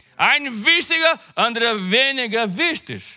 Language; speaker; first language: German; non-native, learner; Portuguese